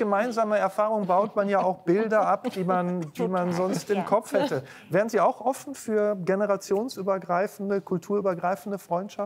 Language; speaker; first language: German; native; German